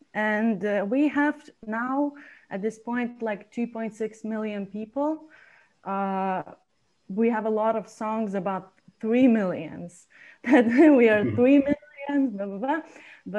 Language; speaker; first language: English; non-native, fluent; Lithuanian